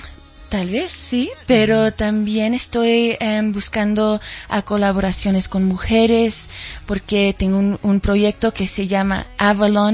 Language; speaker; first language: Spanish; early bilingual, heritage; Spanish